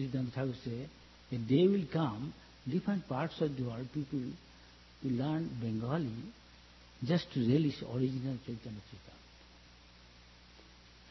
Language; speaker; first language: English; non-native, local second language; Bangla